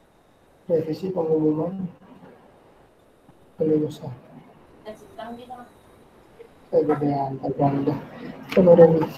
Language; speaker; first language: Indonesian; native; Indonesian